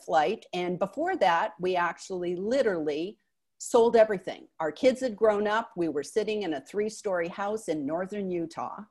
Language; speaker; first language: English; native; English